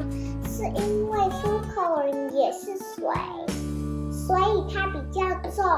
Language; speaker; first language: Chinese; early bilingual, heritage; Chinese